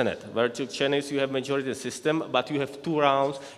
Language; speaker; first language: English; non-native, fluent; Czech